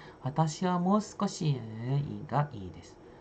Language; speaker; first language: Japanese; non-native, fluent; Indonesian